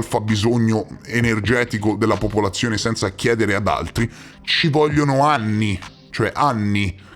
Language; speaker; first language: Italian; native; Italian